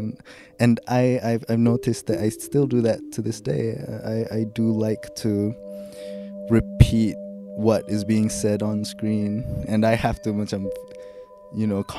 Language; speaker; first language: English; non-native, local second language; Pattani Malay